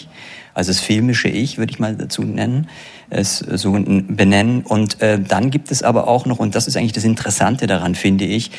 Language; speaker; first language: German; native; German